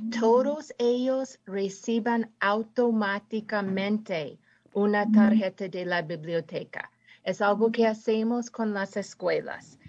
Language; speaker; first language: Spanish; non-native, fluent; English